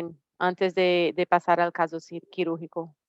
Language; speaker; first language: Spanish; non-native, fluent; Portuguese